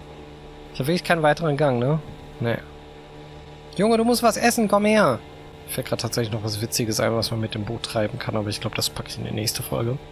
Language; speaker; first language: German; native; German